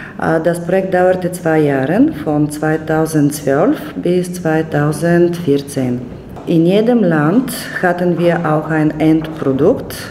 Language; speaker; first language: German; non-native, fluent; Bulgarian